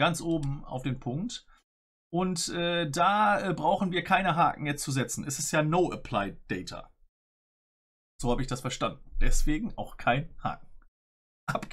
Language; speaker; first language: German; native; German